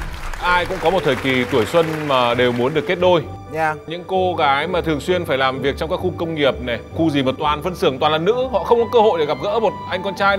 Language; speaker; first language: Vietnamese; native; Vietnamese